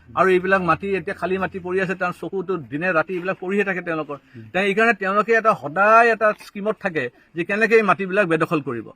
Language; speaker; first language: Assamese; non-native, local second language; Bangla